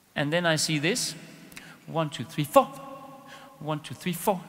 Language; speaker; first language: English; non-native, fluent; Danish